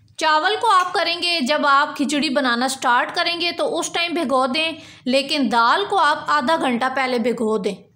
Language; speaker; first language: Urdu; native; Urdu